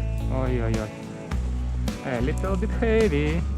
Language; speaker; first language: English; non-native, learner; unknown